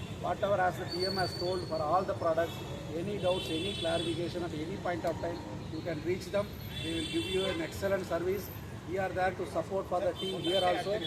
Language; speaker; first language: English; non-native, local second language; Tamil